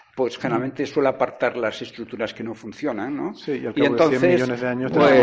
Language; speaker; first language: Spanish; native; Spanish